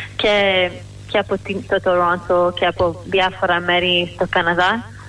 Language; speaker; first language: Greek; early bilingual, heritage; Greek